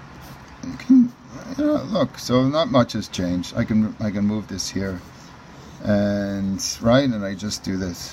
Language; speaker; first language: English; native; English